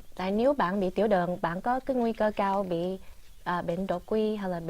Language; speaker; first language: Vietnamese; early bilingual, other home language; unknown